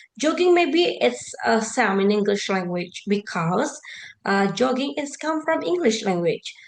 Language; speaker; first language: English; non-native, learner; Indonesian